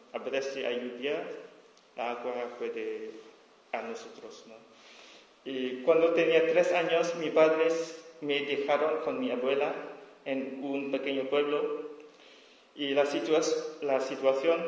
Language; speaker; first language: Spanish; non-native, learner; S'gaw Karen